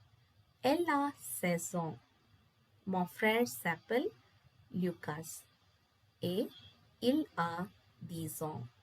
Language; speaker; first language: French; non-native, fluent; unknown